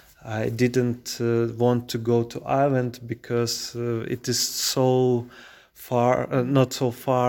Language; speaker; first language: English; non-native, learner; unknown